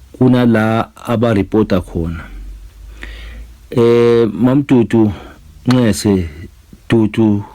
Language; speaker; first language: Zulu; native; Zulu